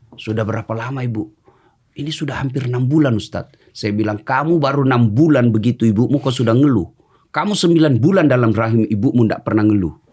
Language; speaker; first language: Indonesian; non-native, local second language; Buginese